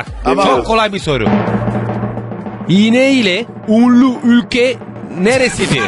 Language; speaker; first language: Turkish; non-native, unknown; Italian